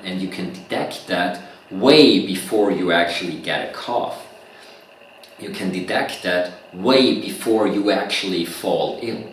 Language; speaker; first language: English; non-native, fluent; German